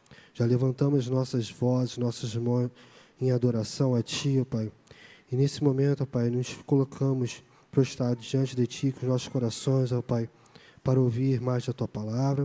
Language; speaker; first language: Portuguese; native; Portuguese